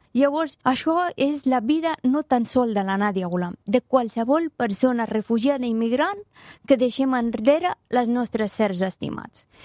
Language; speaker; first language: Catalan; non-native, fluent; Persian